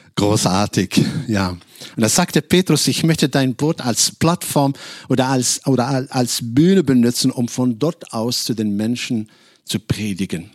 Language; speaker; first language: German; non-native, fluent; Arabic